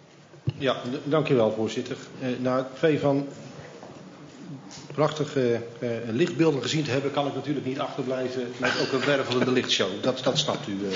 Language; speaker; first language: Dutch; native; Dutch